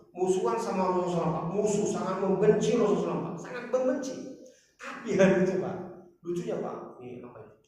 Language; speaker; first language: Indonesian; non-native, local second language; Batak Toba